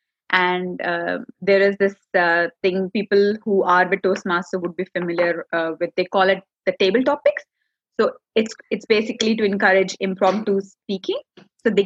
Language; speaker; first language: English; non-native, local second language; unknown